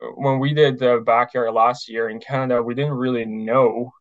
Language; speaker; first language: English; non-native, fluent; Ukrainian